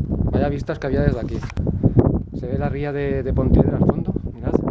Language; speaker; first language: Spanish; native; Spanish